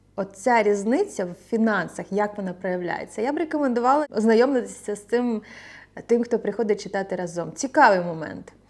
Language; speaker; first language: Ukrainian; non-native, local second language; Russian